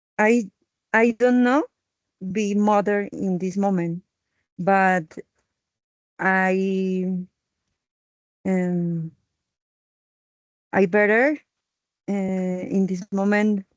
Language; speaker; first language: English; non-native, learner; Spanish